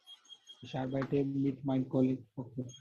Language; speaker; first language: German; non-native, learner; Gujarati